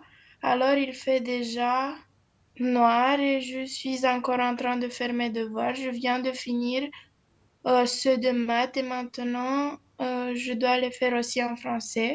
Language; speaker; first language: French; non-native, learner; Romanian